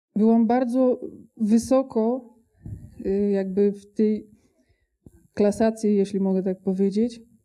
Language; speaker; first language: Polish; non-native, fluent; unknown